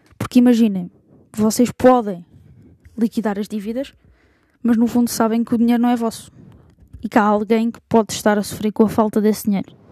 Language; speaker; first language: Portuguese; native; Portuguese